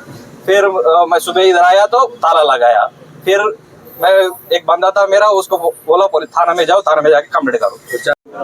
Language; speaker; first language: Hindi; non-native, local second language; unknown